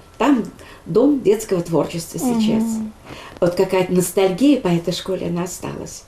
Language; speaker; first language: Russian; non-native, local second language; Chuvash